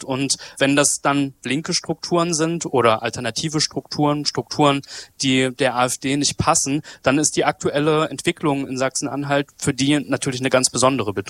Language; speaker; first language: German; native; German